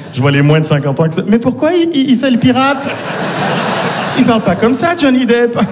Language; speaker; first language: French; native; French